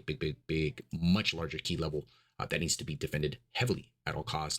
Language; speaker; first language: English; native; English